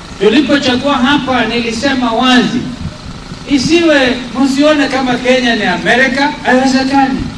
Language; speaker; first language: Swahili; non-native, local second language; Kamba